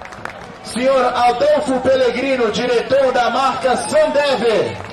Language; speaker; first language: Portuguese; native; Portuguese